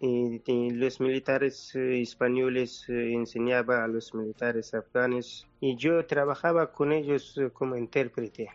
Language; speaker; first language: Spanish; non-native, learner; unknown